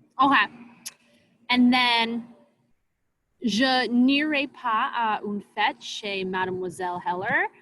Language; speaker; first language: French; non-native, fluent; English